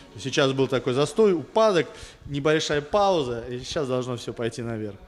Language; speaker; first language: Russian; native; Russian